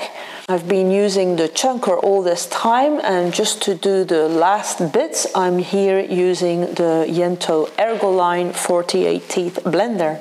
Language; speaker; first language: English; non-native, fluent; Dutch